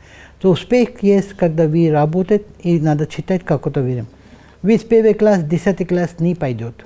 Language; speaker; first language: Russian; non-native, learner; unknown